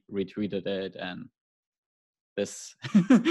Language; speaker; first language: English; non-native, fluent; German